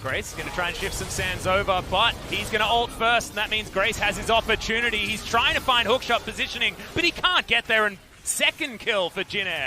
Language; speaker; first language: English; native; English